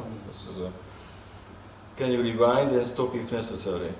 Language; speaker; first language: English; non-native, learner; Hungarian